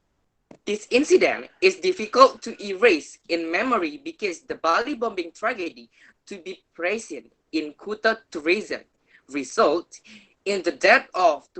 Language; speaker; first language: English; non-native, learner; Indonesian